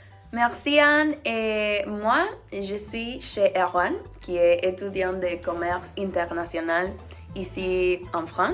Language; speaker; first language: French; non-native, learner; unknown